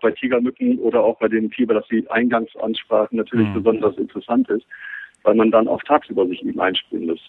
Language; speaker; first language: German; native; German